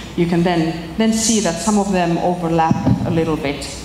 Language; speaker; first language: English; non-native, fluent; Finnish